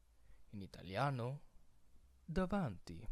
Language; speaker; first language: Italian; non-native, fluent; Filipino